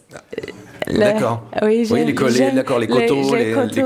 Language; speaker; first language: French; native; French